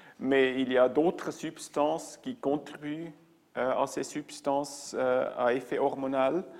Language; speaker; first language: French; non-native, local second language; German